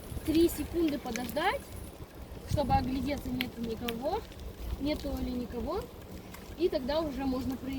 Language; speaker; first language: Russian; early bilingual, other home language; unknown